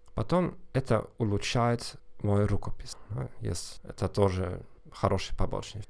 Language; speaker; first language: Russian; non-native, fluent; German